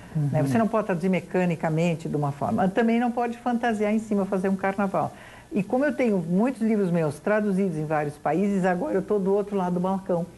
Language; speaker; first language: Portuguese; native; Portuguese